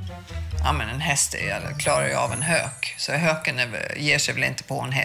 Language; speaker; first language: Swedish; native; Swedish